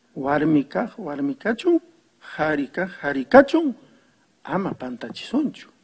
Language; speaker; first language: Spanish; non-native, local second language; Quechua